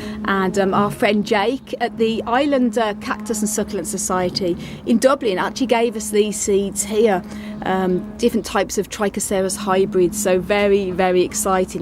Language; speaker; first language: English; native; English